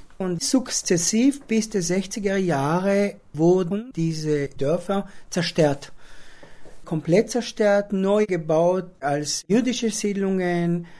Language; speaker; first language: German; non-native, fluent; Hebrew